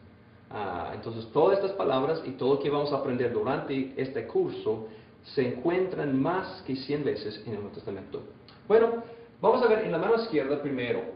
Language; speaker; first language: Spanish; non-native, fluent; English